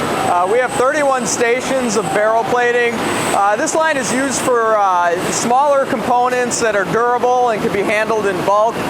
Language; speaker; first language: English; native; English